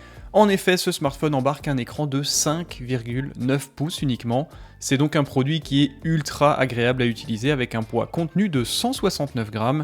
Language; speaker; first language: French; native; French